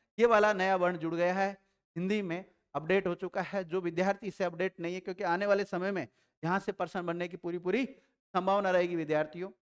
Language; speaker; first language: Hindi; native; Hindi